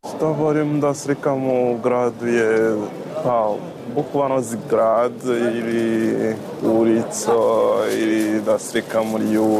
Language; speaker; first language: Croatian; non-native, learner; Rundi